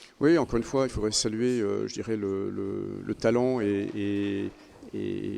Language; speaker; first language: French; native; French